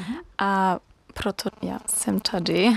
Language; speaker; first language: Czech; non-native, learner; German